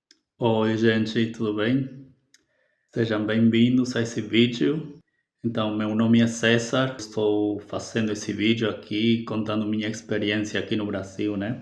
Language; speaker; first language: Portuguese; non-native, fluent; Spanish